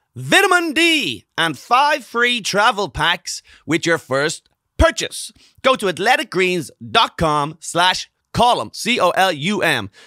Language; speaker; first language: English; native; English